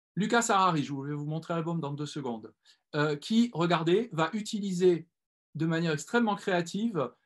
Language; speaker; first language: French; native; French